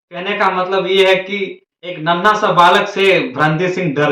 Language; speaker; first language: Hindi; native; Hindi